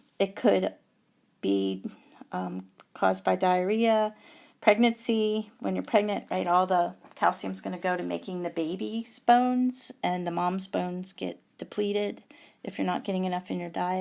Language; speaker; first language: English; native; English